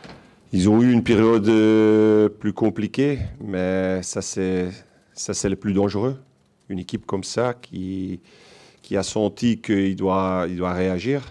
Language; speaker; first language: French; non-native, local second language; Dutch